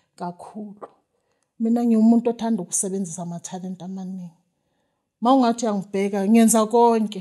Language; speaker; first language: Zulu; native; Zulu